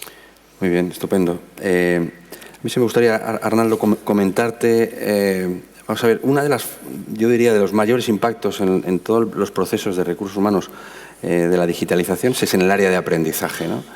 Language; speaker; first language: Spanish; native; Spanish